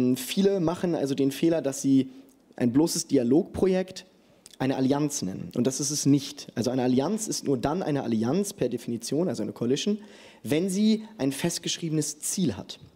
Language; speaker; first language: German; native; German